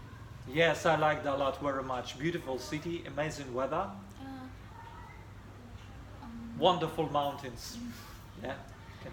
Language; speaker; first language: English; non-native, fluent; Russian